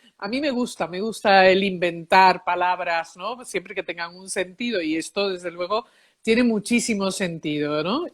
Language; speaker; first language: Spanish; early bilingual, heritage; Spanish